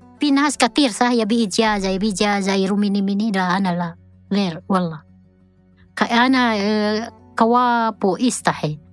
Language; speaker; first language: Arabic; non-native, learner; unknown